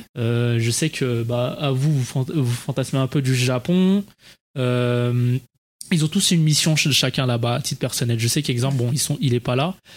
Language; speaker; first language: French; native; French